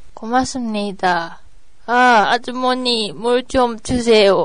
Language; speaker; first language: Korean; non-native, learner; Japanese